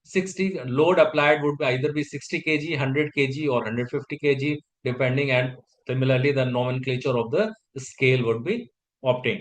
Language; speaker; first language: English; non-native, local second language; Hindi